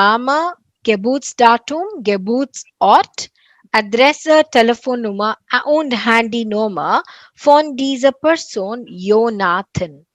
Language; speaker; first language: German; non-native, fluent; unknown